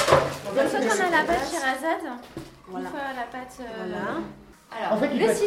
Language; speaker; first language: French; native; French